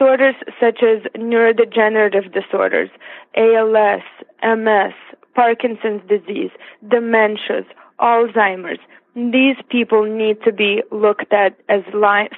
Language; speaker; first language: English; non-native, fluent; Russian